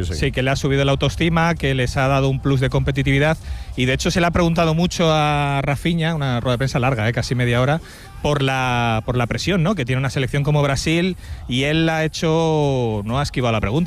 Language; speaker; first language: Spanish; native; Spanish